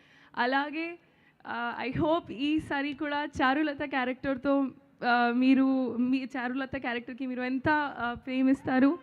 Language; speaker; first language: Telugu; non-native, learner; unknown